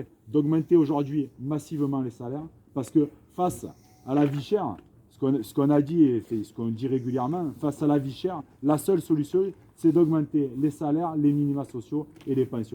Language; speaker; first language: French; native; French